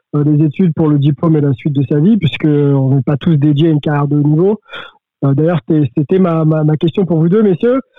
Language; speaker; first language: French; native; French